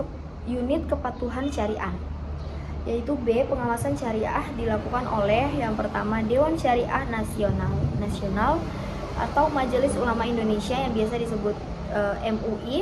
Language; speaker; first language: Indonesian; native; Indonesian